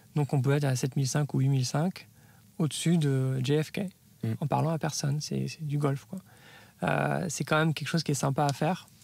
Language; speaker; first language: French; native; French